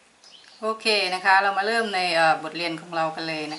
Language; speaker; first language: Thai; native; Thai